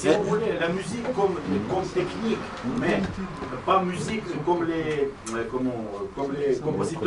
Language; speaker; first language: French; non-native, learner; Russian